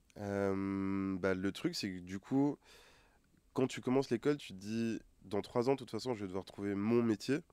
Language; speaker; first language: French; non-native, local second language; Wolof